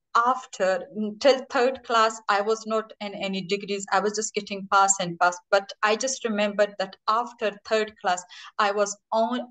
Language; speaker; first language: English; non-native, fluent; Persian